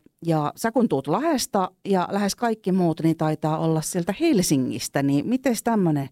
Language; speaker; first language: Finnish; native; Finnish